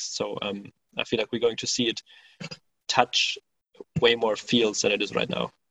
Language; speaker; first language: English; non-native, fluent; German